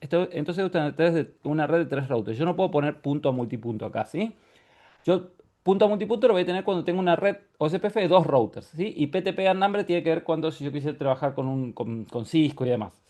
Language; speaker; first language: Spanish; native; Spanish